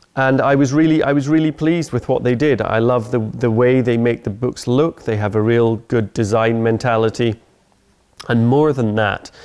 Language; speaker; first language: English; native; English